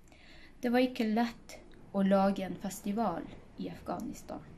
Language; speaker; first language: Norwegian; non-native, fluent; Hazaragi